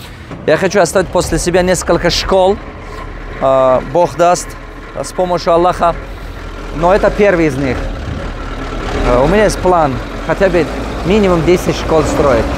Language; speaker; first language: Russian; non-native, local second language; Tajik